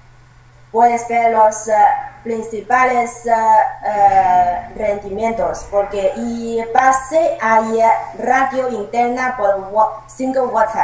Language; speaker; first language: Spanish; non-native, learner; Chinese